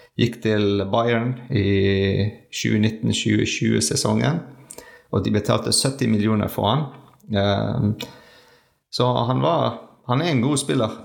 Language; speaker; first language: Norwegian; non-native, learner; French